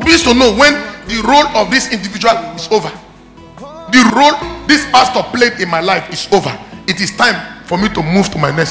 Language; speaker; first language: English; non-native, local second language; Igbo